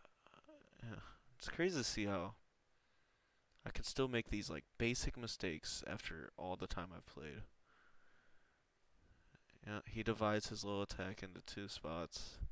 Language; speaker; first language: English; native; English